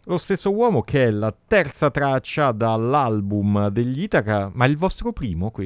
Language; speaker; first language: Italian; native; Italian